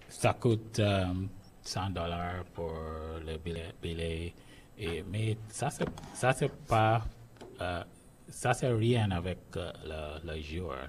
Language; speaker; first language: French; non-native, learner; English